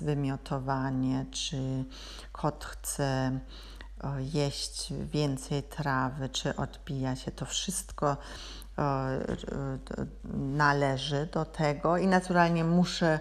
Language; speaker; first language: Polish; non-native, learner; German